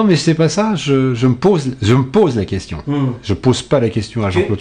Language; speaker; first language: French; native; French